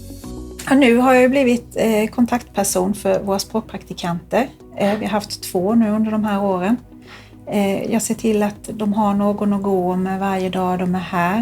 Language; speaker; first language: Swedish; native; Swedish